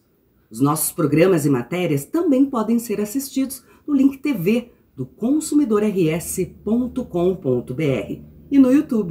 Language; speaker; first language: Portuguese; native; Portuguese